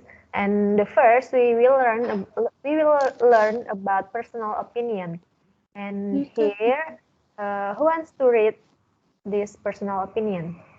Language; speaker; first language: English; non-native, learner; Indonesian